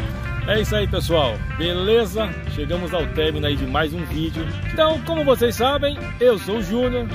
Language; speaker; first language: Portuguese; native; Portuguese